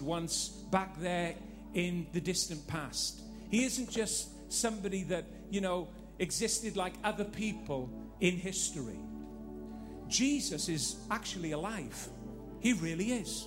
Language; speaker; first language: English; native; English